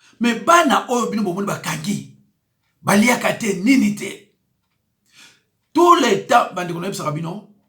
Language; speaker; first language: Lingala; non-native, local second language; Kongo